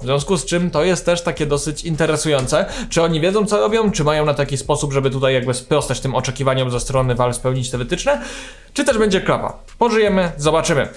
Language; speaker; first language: Polish; native; Polish